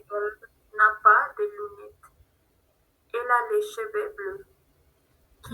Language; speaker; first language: French; non-native, learner; Spanish